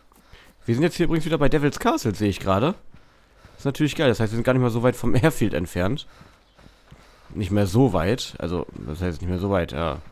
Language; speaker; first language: German; native; German